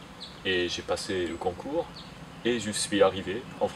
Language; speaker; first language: French; non-native, fluent; Japanese